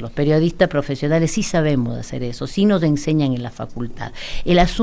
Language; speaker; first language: Spanish; native; Spanish